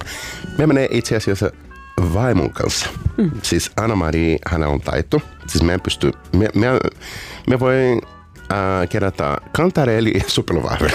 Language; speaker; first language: Finnish; non-native, fluent; Portuguese